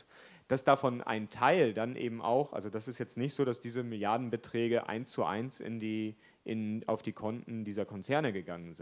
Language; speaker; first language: German; native; German